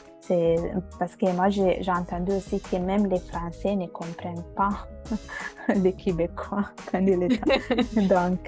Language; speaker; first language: French; non-native, fluent; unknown